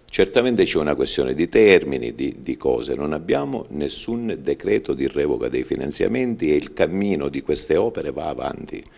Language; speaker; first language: Italian; native; Italian